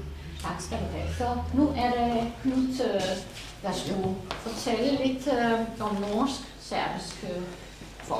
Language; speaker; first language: Danish; non-native, fluent; Serbian